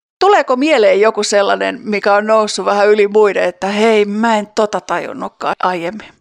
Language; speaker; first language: Finnish; native; Finnish